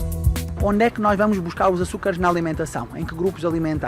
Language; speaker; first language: Portuguese; native; Portuguese